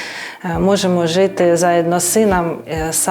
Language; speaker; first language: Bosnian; non-native, learner; Ukrainian